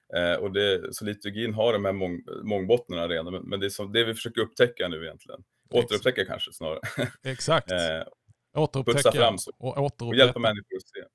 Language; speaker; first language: Swedish; native; Swedish